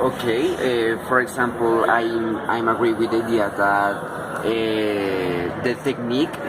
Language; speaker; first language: English; non-native, learner; Spanish